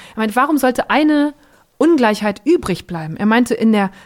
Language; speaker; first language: German; native; German